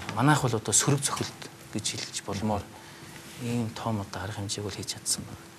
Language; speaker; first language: Mongolian; native; Mongolian